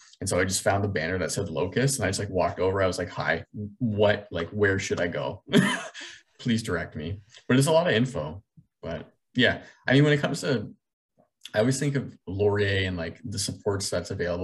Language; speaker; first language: English; native; English